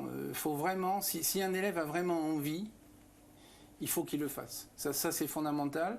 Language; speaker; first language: French; native; French